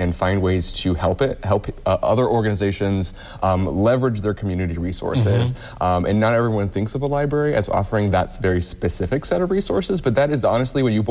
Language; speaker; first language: English; native; English